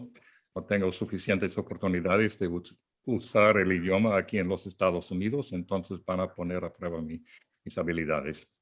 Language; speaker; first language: Spanish; non-native, fluent; English